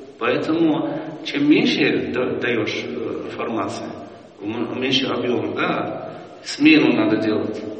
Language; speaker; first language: Russian; non-native, fluent; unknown